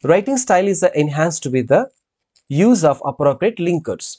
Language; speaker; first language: English; non-native, local second language; Telugu